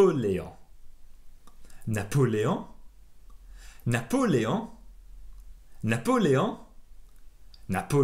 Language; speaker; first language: French; non-native, fluent; English